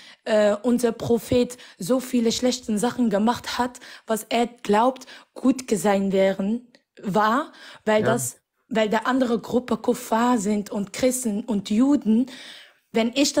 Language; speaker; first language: German; non-native, fluent; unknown